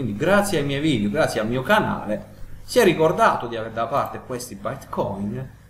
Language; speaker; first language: Italian; native; Italian